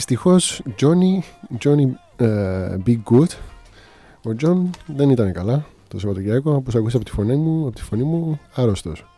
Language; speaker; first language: Greek; native; Greek